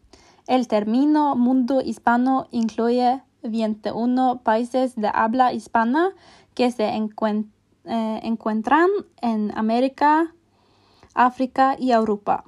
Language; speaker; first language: Spanish; non-native, fluent; Norwegian